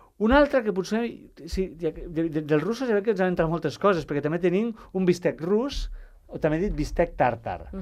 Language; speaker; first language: Catalan; native; Catalan